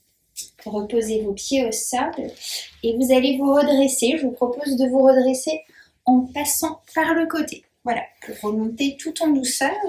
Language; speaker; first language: French; native; French